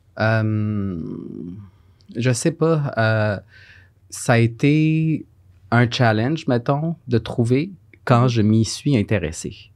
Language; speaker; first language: French; early bilingual, other home language; Spanish